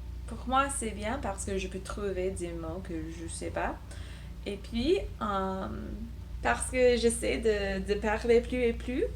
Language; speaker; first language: French; non-native, learner; English